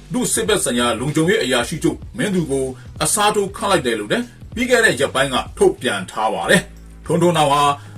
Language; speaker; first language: Burmese; native; Burmese